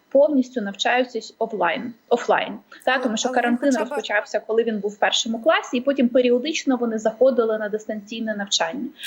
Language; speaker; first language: Ukrainian; native; Ukrainian